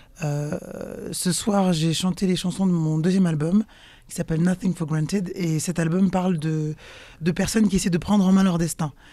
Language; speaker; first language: French; native; French